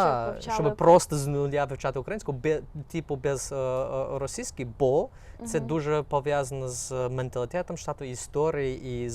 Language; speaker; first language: Ukrainian; non-native, fluent; English